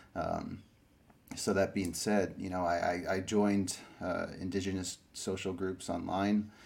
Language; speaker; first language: English; native; English